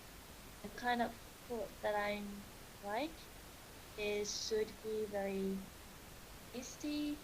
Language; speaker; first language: English; non-native, learner; Vietnamese